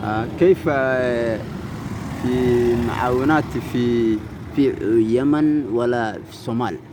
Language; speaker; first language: Arabic; non-native, learner; Somali